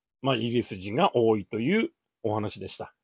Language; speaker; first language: Japanese; native; Japanese